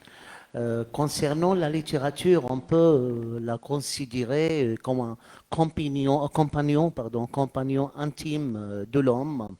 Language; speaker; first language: French; non-native, fluent; Arabic